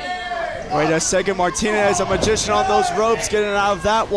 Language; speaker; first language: English; native; English